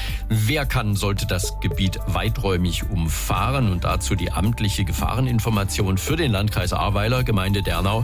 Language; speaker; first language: German; native; German